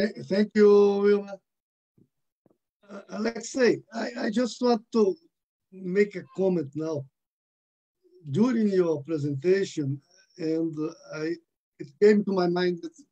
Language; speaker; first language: English; non-native, fluent; Portuguese